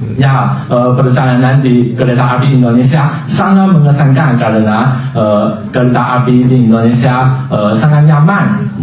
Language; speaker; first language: Indonesian; non-native, learner; Chinese